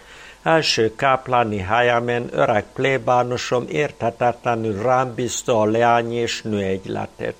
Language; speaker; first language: Hungarian; native; Hungarian